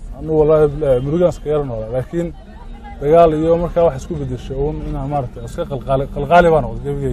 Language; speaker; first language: Somali; early bilingual, other home language; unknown